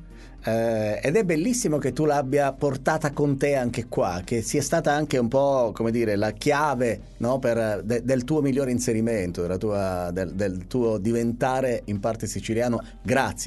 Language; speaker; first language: Italian; native; Italian